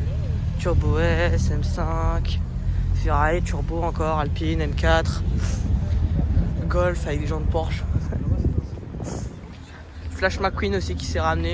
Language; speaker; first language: French; native; French